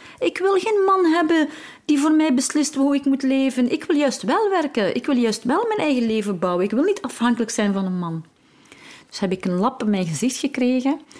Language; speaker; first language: Dutch; early bilingual, other home language; Arabic